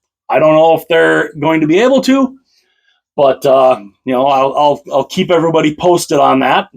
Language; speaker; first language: English; native; English